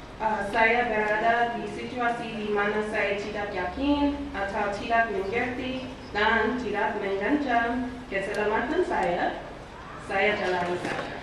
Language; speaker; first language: Indonesian; non-native, learner; English